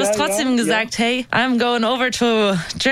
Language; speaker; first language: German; native; German